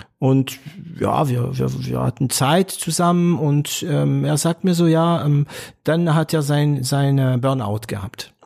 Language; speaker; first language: German; non-native, fluent; French